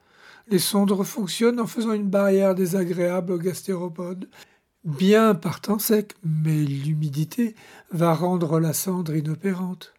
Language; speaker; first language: French; native; French